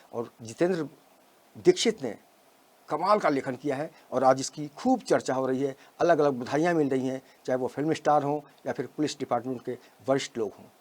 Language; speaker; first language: Hindi; native; Hindi